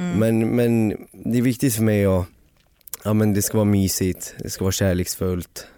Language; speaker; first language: Swedish; early bilingual, other home language; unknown